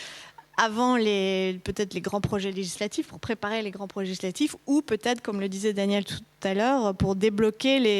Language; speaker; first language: French; native; French